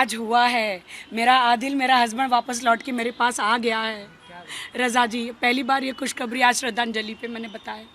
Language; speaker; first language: Hindi; native; Hindi